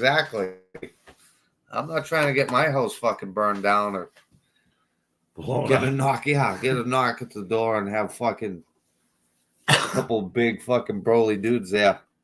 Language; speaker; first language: English; native; English